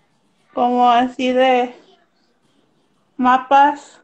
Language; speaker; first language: Spanish; early bilingual, heritage; Spanish